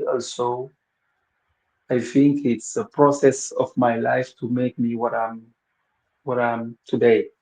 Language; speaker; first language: English; non-native, fluent; Wolof